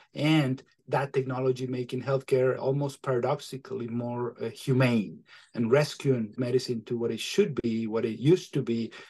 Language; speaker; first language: English; non-native, fluent; Spanish